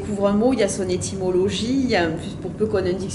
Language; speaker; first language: French; native; French